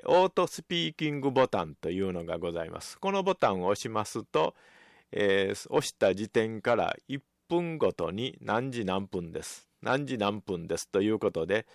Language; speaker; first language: Japanese; native; Japanese